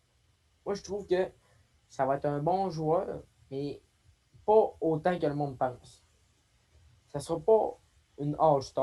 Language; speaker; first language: French; native; French